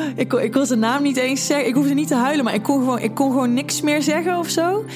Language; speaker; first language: Dutch; native; Dutch